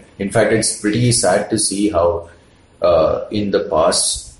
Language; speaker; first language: English; non-native, local second language; Malayalam